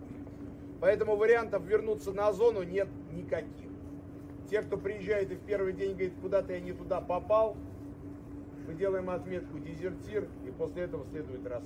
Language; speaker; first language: Russian; native; Russian